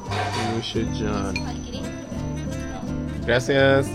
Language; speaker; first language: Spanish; non-native, learner; Persian